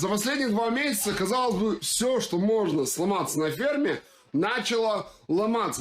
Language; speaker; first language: Russian; non-native, fluent; English